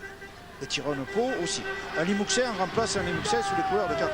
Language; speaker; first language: French; native; French